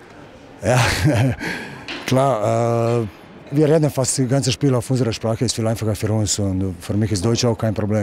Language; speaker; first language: German; non-native, learner; Croatian